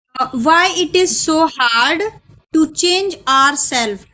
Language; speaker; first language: English; non-native, learner; Hindi